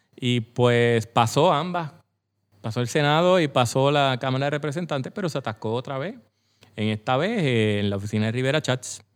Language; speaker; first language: Spanish; native; Spanish